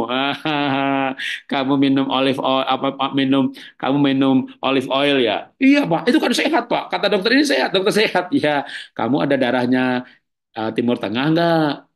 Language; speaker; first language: Indonesian; native; Indonesian